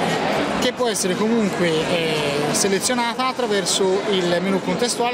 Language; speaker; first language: Italian; native; Italian